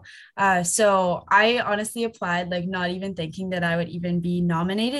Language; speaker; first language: English; native; English